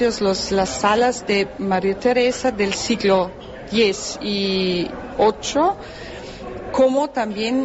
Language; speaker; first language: Spanish; non-native, fluent; German